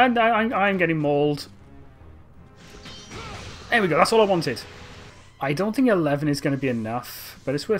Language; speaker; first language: English; native; English